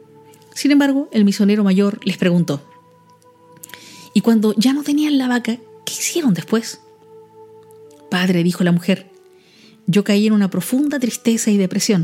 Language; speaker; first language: Spanish; native; Spanish